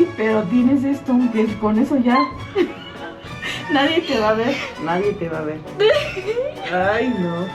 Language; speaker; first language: Spanish; native; Spanish